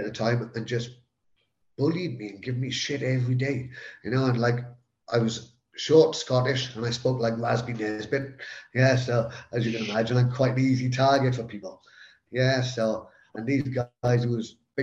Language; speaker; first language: English; native; English